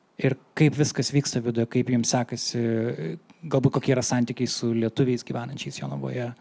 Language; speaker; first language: Lithuanian; native; Lithuanian